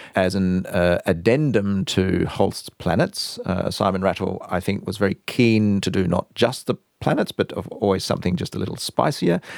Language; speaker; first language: English; native; English